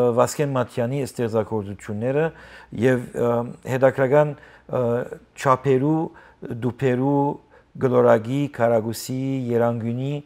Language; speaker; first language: Armenian; native; Armenian